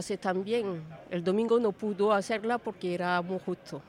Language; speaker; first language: Spanish; early bilingual, other home language; French